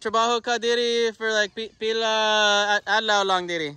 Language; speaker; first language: Cebuano; non-native, learner; English